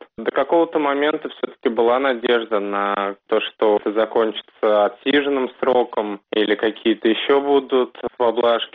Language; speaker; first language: Russian; native; Russian